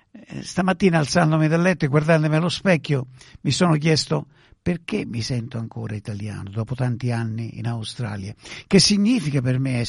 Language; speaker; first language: Italian; native; Italian